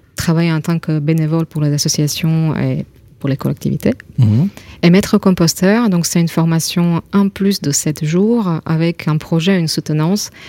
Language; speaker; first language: French; non-native, fluent; Slovak